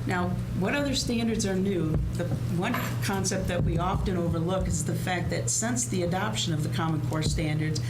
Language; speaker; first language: English; native; English